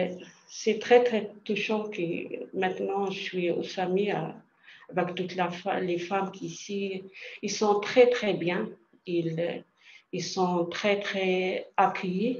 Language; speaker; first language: French; non-native, learner; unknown